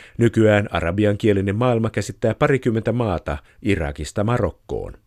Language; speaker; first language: Finnish; native; Finnish